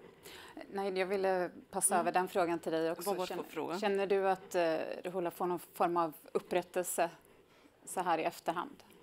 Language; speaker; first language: Swedish; native; Swedish